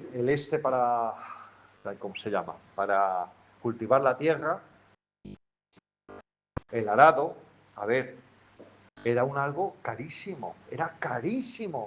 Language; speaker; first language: Spanish; native; Spanish